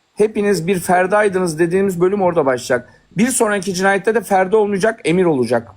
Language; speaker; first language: Turkish; native; Turkish